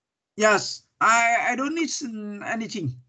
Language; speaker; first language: English; non-native, learner; Vietnamese